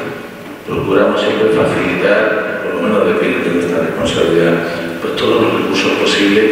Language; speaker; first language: Spanish; native; Spanish